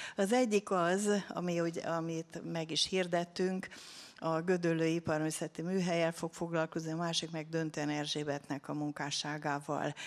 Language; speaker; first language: Hungarian; native; Hungarian